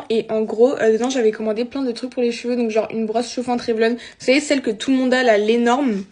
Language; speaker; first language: French; native; French